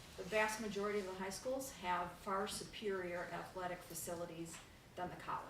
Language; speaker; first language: English; native; English